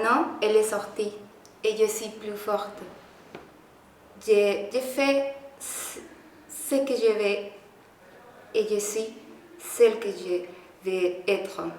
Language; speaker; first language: French; non-native, learner; Spanish